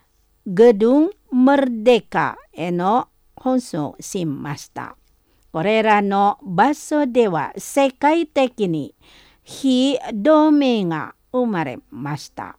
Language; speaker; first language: Japanese; non-native, fluent; Indonesian